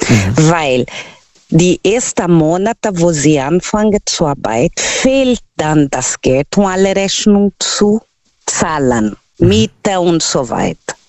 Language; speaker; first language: German; non-native, learner; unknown